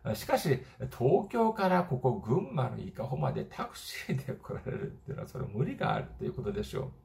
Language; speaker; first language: Japanese; non-native, fluent; Korean